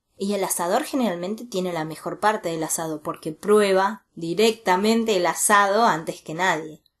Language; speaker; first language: Spanish; native; Spanish